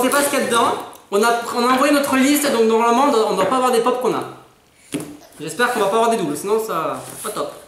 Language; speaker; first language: French; native; French